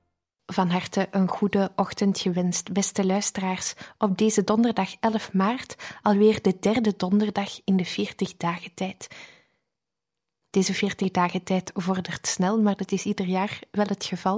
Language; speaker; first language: Dutch; native; Dutch